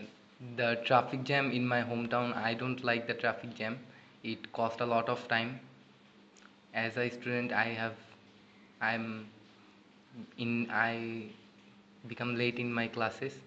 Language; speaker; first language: English; non-native, learner; Bangla